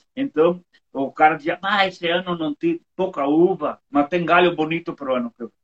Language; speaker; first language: Portuguese; native; Portuguese